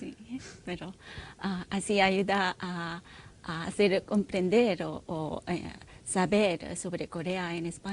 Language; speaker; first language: Spanish; non-native, fluent; Korean